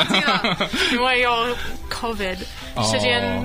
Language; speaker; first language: Chinese; non-native, learner; English